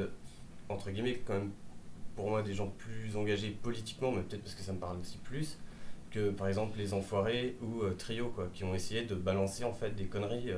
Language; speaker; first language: French; native; French